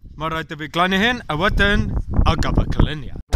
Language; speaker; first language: Welsh; non-native, learner; English